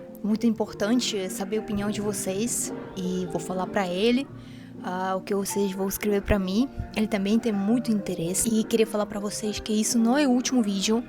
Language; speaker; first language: Portuguese; non-native, fluent; Russian